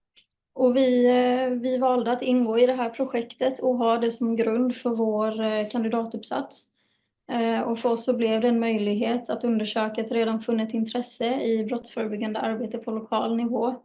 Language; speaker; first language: Swedish; native; Swedish